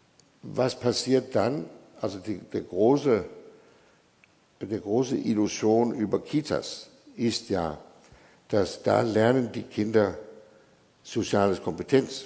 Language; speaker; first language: German; non-native, fluent; Danish